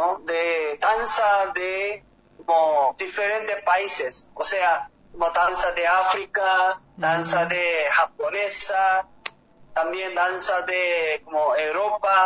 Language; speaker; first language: Spanish; non-native, learner; Korean